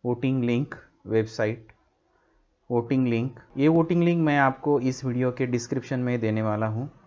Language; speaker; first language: Hindi; non-native, local second language; Marathi